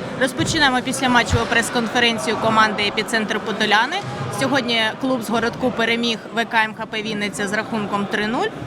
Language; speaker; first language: Ukrainian; native; Ukrainian